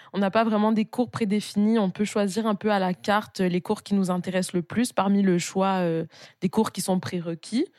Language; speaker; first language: French; native; French